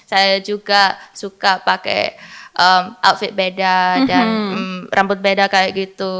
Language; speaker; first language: Indonesian; early bilingual, heritage; English